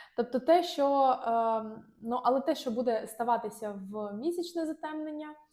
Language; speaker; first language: Ukrainian; non-native, local second language; Russian